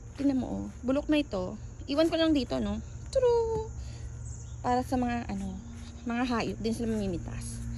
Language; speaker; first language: Filipino; native; Filipino